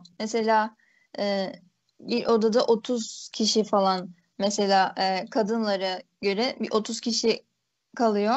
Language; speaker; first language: Turkish; early bilingual, other home language; Uyghur